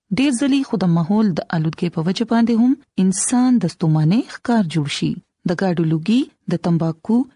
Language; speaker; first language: Pashto; non-native, local second language; Punjabi